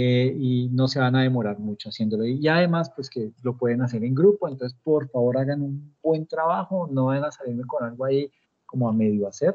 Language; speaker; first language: Spanish; native; Spanish